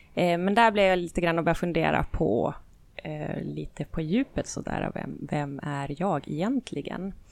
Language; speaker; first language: Swedish; native; Swedish